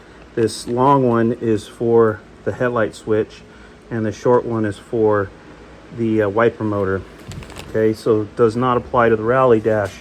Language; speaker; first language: English; native; English